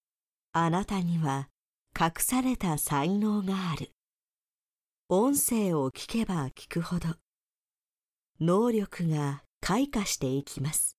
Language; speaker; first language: Japanese; native; Japanese